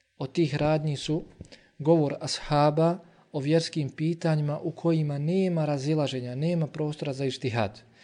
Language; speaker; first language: Bosnian; native; Bosnian